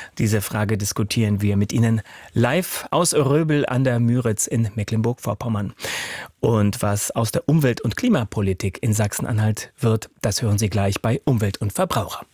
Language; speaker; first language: German; native; German